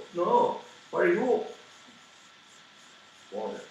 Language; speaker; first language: English; non-native, learner; Portuguese